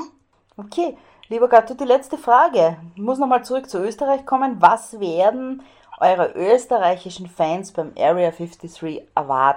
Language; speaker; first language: German; native; German